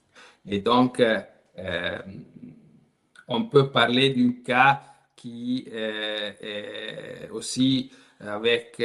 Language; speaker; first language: French; non-native, learner; Italian